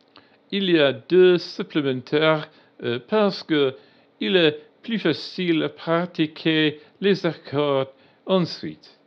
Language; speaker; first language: French; non-native, learner; English